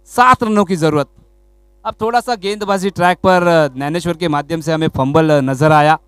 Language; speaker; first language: Hindi; non-native, local second language; Marathi